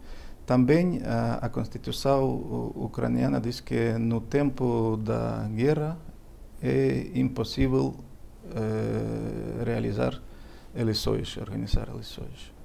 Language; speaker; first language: Portuguese; non-native, fluent; Ukrainian